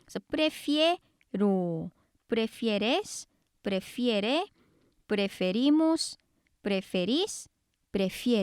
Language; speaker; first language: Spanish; non-native, fluent; Korean